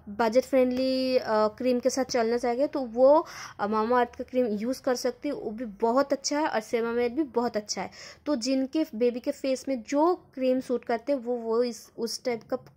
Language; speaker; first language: Hindi; non-native, local second language; Bangla